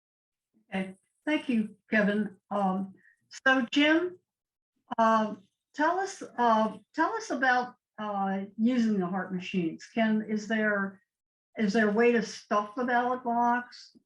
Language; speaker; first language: English; native; English